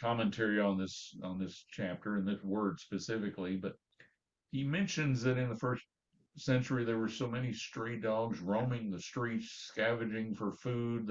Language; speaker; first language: English; native; English